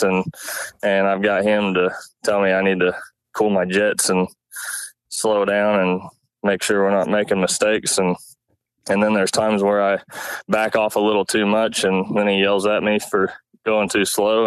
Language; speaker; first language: English; native; English